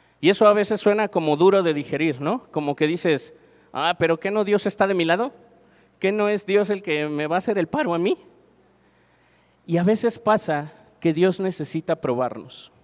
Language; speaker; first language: Spanish; native; Spanish